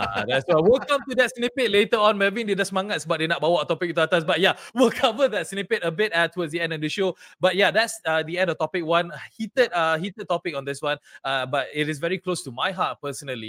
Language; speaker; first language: English; non-native, local second language; Malay